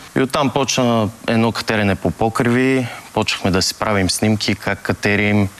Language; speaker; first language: Bulgarian; early bilingual, other home language; Greek